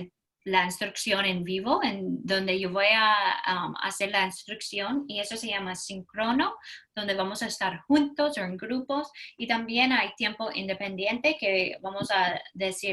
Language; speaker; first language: Spanish; non-native, fluent; English